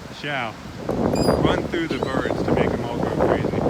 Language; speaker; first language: English; native; English